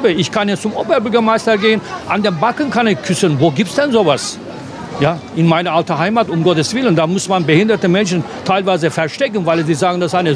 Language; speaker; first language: German; non-native, fluent; Turkish